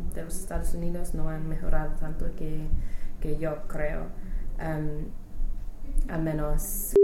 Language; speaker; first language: Spanish; non-native, learner; English